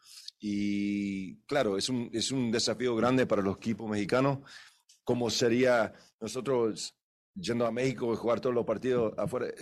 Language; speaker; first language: Spanish; early bilingual, heritage; English